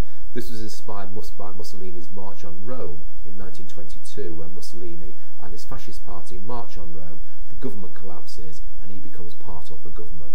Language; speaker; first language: English; native; English